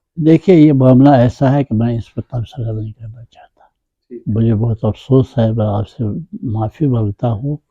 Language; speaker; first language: Urdu; non-native, local second language; Kashmiri